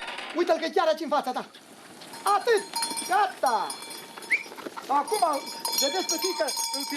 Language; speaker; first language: Romanian; native; Romanian